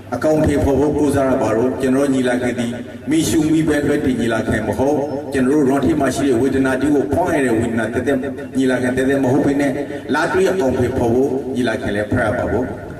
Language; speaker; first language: Burmese; native; Burmese